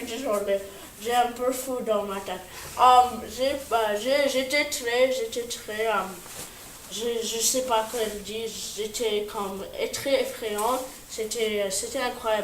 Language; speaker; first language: French; non-native, learner; English